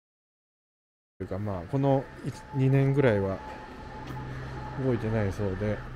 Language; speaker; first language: Japanese; native; Japanese